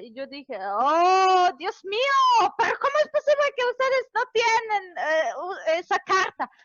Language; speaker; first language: Spanish; non-native, fluent; Serbian